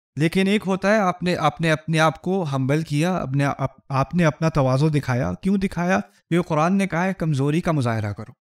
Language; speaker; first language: Urdu; native; Urdu